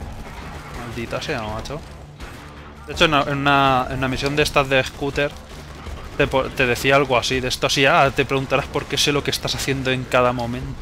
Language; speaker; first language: Spanish; native; Spanish